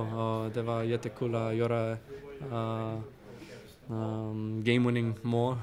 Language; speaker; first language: Swedish; non-native, learner; English